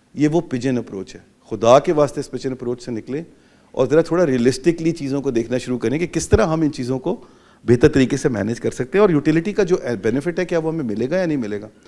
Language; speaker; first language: Urdu; non-native, local second language; Punjabi